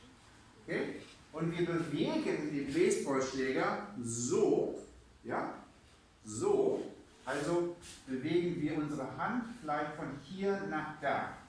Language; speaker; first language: German; non-native, fluent; English